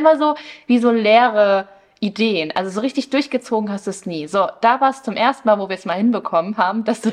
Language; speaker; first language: German; early bilingual, other home language; Spanish